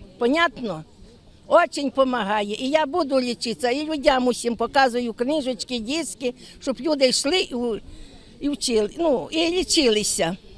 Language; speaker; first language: Ukrainian; native; Ukrainian